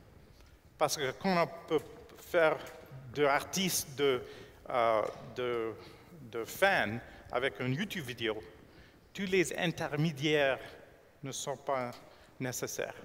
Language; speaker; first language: French; non-native, fluent; English